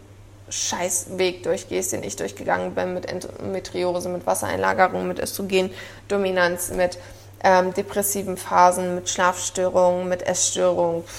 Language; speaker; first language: German; native; German